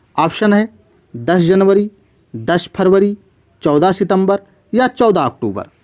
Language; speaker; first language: Hindi; native; Hindi